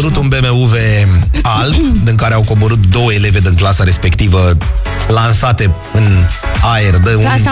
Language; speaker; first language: Romanian; native; Romanian